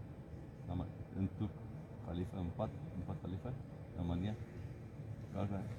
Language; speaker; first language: Indonesian; non-native, learner; Turkish